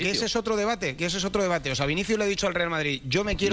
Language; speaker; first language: Spanish; native; Spanish